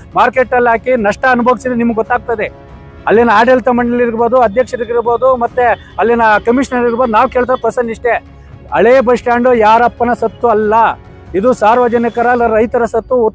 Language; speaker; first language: Kannada; native; Kannada